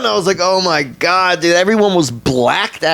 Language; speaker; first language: English; native; English